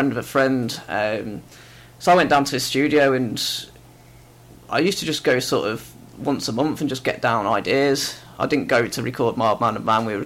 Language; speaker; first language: English; native; English